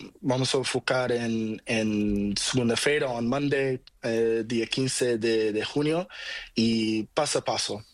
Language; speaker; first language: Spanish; non-native, learner; Portuguese